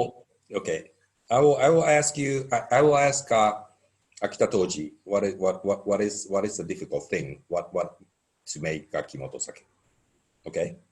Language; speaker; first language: English; non-native, fluent; Japanese